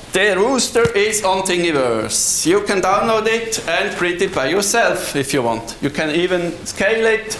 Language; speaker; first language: English; non-native, fluent; Swiss German